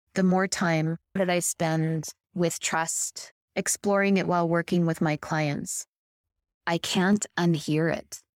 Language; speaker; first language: English; native; English